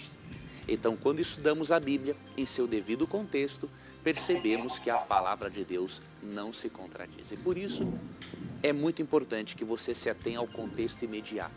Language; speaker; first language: Portuguese; native; Portuguese